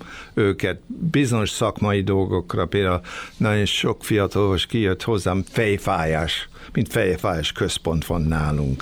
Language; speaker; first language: Hungarian; early bilingual, other home language; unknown